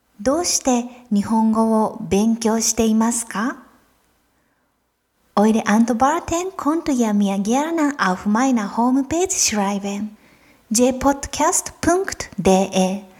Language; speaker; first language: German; non-native, fluent; Japanese